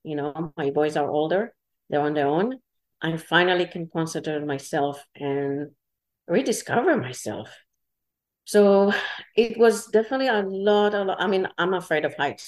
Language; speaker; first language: English; non-native, fluent; Hebrew